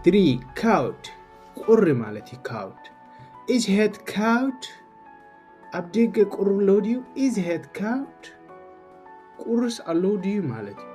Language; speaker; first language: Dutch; non-native, learner; Tigrinya